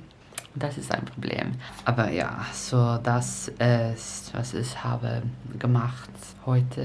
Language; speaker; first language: German; non-native, learner; English